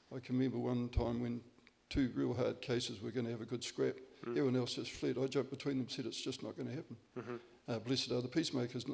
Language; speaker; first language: English; native; English